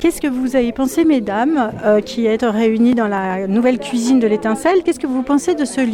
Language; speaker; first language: French; native; French